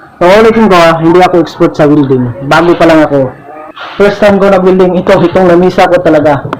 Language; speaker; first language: Filipino; non-native, local second language; Cebuano